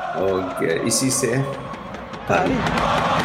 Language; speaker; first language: Norwegian; non-native, fluent; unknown